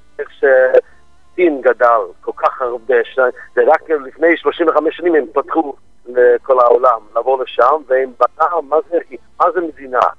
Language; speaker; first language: Hebrew; non-native, fluent; English